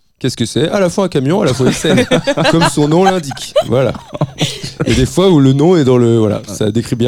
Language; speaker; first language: French; native; French